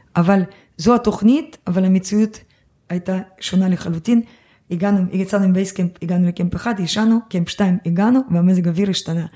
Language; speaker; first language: Hebrew; early bilingual, other home language; Russian